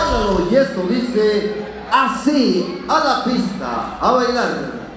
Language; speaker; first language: Spanish; native; Spanish